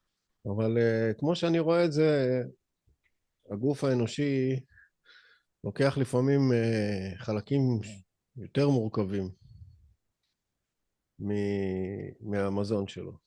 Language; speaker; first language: Hebrew; native; Hebrew